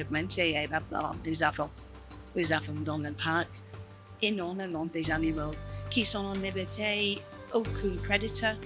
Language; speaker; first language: French; non-native, learner; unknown